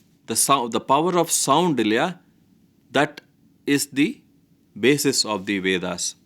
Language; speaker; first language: English; non-native, local second language; Tamil